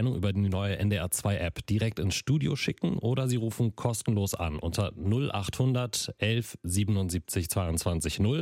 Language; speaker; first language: German; native; German